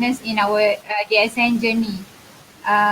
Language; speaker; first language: English; non-native, local second language; Malay